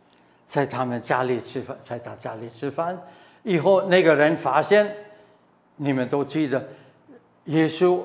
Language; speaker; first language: Chinese; non-native, fluent; German